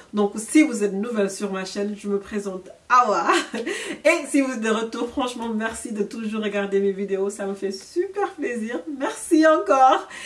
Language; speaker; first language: French; non-native, local second language; Wolof